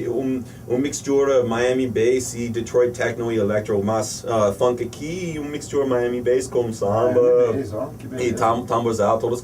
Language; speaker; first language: Portuguese; non-native, learner; English